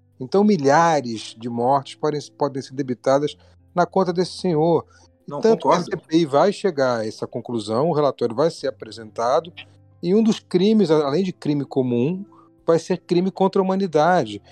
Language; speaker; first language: Portuguese; native; Portuguese